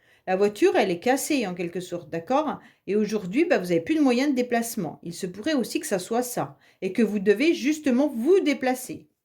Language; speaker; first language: French; native; French